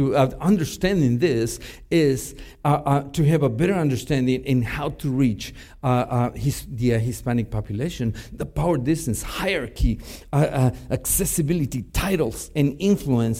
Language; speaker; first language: English; non-native, fluent; Spanish